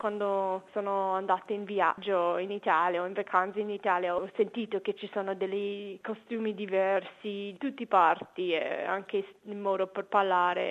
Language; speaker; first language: Italian; non-native, fluent; English